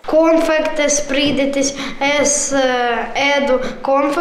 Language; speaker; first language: Latvian; non-native, local second language; Russian